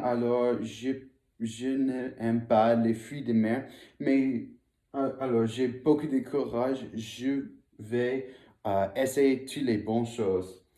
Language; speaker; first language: French; non-native, learner; English